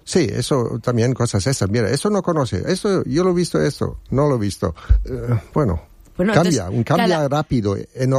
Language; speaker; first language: Spanish; non-native, learner; German